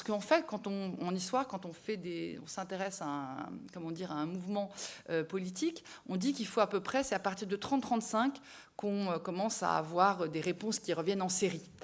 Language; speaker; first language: French; native; French